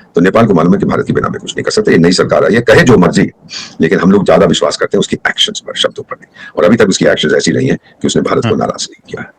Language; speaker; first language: Hindi; native; Hindi